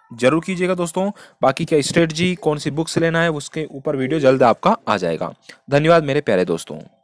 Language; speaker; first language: Hindi; native; Hindi